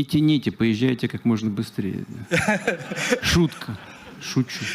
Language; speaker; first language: Russian; native; Russian